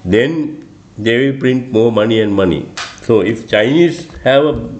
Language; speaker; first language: English; non-native, local second language; Sinhala